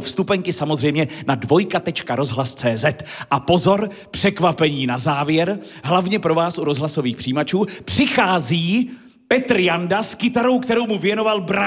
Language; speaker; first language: Czech; native; Czech